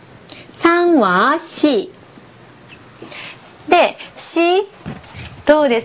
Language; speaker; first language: Japanese; non-native, fluent; Korean